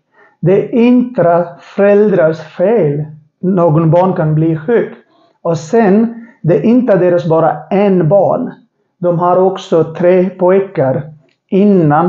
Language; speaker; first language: Swedish; non-native, learner; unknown